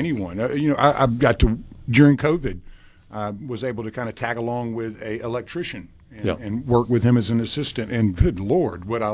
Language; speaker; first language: English; native; English